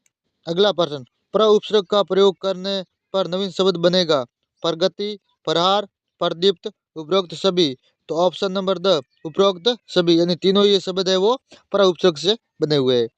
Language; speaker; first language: Hindi; native; Hindi